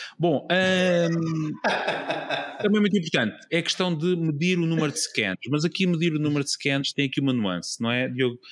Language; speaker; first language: Portuguese; native; Portuguese